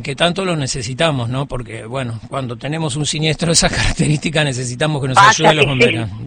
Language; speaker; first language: Spanish; native; Spanish